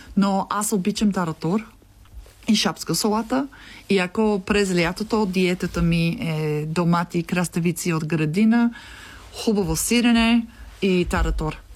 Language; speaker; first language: Bulgarian; non-native, learner; English